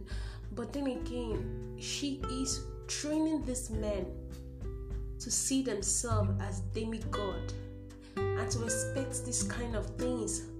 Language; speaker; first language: English; non-native, local second language; Igbo